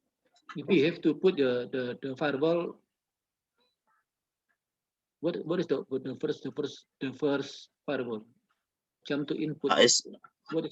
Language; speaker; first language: English; non-native, learner; Indonesian